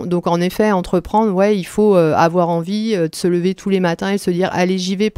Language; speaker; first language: French; native; French